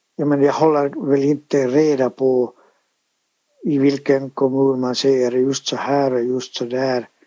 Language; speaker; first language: Swedish; native; Swedish